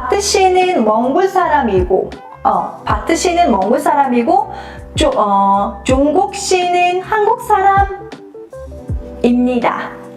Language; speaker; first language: Korean; non-native, fluent; Mongolian